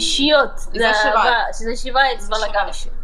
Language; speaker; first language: Russian; non-native, learner; Somali